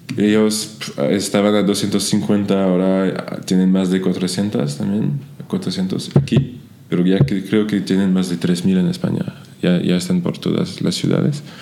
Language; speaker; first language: Spanish; non-native, fluent; French